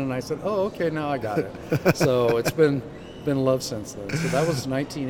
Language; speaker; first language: English; native; English